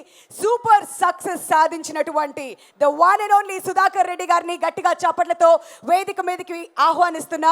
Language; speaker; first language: Telugu; native; Telugu